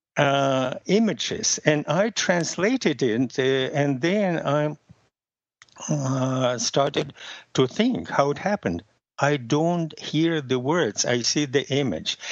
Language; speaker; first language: English; non-native, fluent; Russian